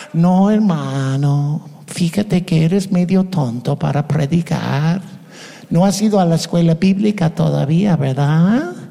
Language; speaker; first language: Spanish; non-native, fluent; English